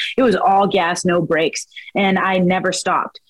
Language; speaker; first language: English; native; English